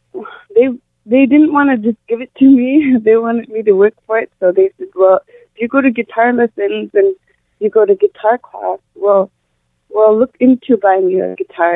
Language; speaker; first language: English; non-native, fluent; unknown